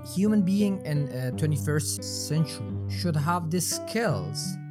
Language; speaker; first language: English; non-native, fluent; Persian